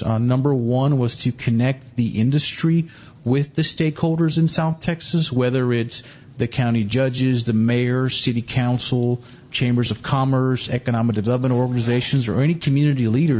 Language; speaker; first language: English; native; English